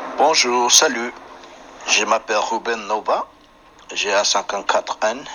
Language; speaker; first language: French; non-native, learner; English